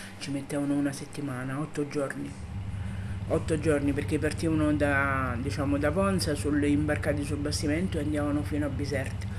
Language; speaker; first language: Italian; native; Italian